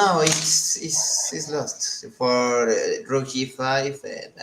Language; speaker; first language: English; non-native, learner; Spanish